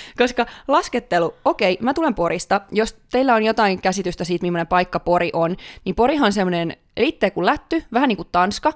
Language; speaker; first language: Finnish; native; Finnish